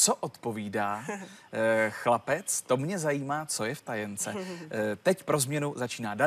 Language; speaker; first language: Czech; native; Czech